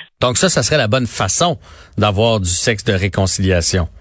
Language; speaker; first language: French; native; French